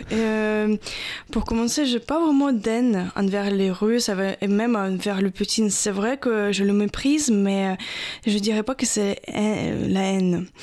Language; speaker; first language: French; non-native, fluent; Russian